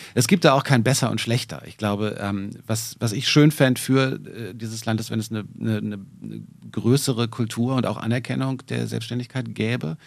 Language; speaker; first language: German; native; German